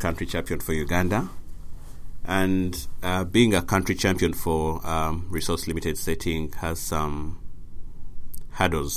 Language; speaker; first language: English; non-native, local second language; Ganda